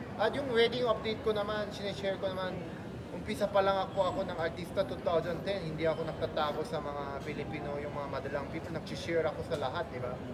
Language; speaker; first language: Filipino; non-native, fluent; Korean